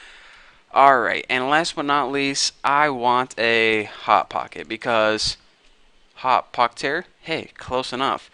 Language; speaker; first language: English; native; English